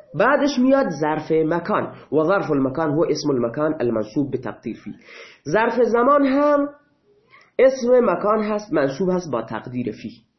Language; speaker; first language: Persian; non-native, local second language; Baluchi